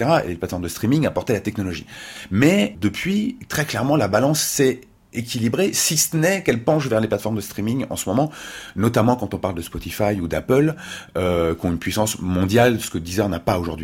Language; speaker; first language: French; native; French